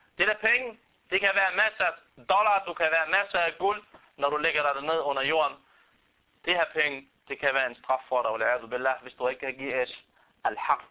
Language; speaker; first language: Danish; non-native, fluent; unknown